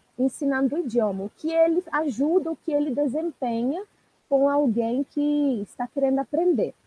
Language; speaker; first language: Portuguese; non-native, fluent; Italian